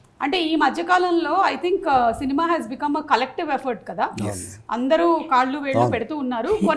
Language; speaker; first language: Telugu; native; Telugu